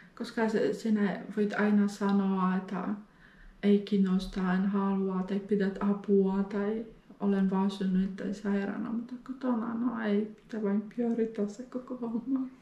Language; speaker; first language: Finnish; non-native, fluent; Polish